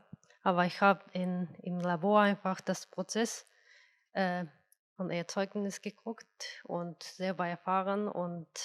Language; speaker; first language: German; non-native, fluent; Japanese